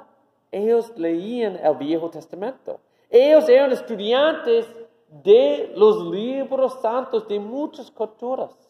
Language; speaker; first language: Spanish; non-native, fluent; English